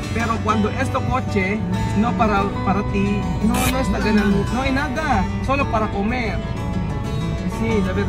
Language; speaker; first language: Spanish; non-native, learner; Filipino